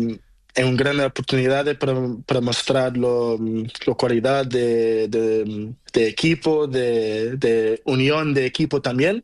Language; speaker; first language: Spanish; non-native, learner; Portuguese